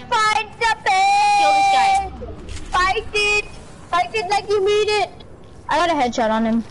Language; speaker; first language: English; native; English